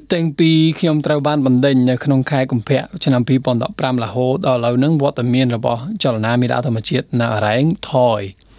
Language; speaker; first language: Khmer; non-native, fluent; Spanish